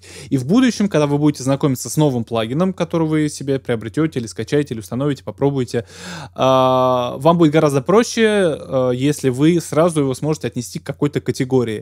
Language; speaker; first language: Russian; native; Russian